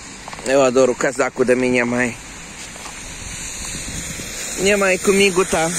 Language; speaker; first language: Portuguese; non-native, local second language; Kabuverdianu